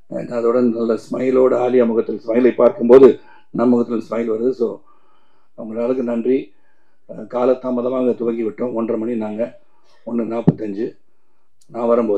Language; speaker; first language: Tamil; native; Tamil